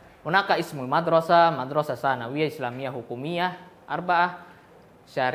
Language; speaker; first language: Arabic; non-native, fluent; Indonesian